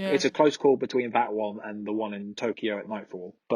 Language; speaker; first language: English; native; English